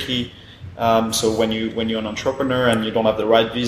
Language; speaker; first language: English; non-native, fluent; French